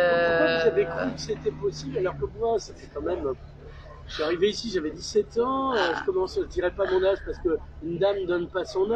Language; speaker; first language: French; native; French